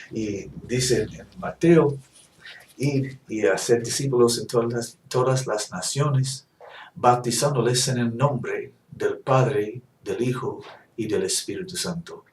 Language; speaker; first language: Spanish; non-native, fluent; English